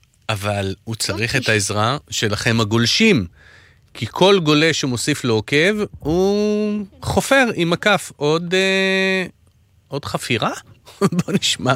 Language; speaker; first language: Hebrew; native; Hebrew